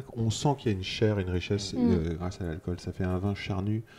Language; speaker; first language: French; native; French